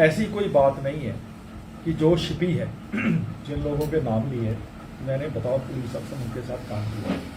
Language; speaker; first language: Hindi; non-native, local second language; Punjabi